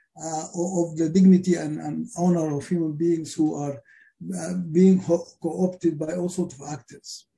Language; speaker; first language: English; non-native, fluent; Arabic